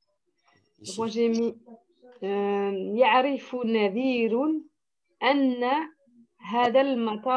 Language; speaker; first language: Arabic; non-native, learner; French